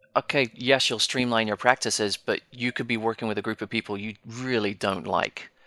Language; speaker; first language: English; native; English